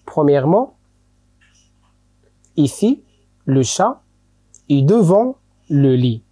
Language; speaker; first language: French; non-native, local second language; Arabic